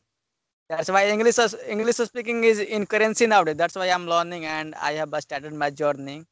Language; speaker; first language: English; non-native, learner; Hindi